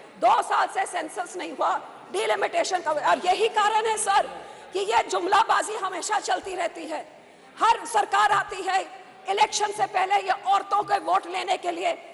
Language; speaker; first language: Hindi; non-native, local second language; Punjabi